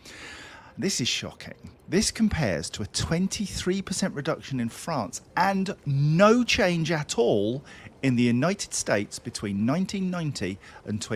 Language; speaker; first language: English; native; English